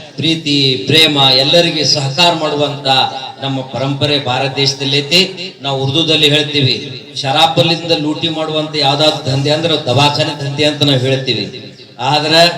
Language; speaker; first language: Kannada; native; Kannada